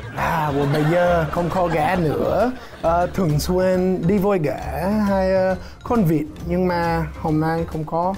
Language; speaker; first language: Vietnamese; non-native, learner; English